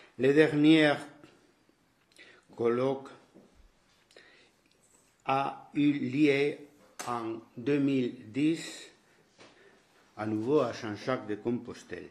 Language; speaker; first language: French; non-native, fluent; Spanish